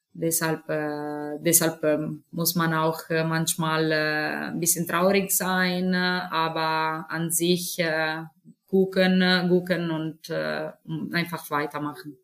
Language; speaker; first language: German; non-native, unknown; Italian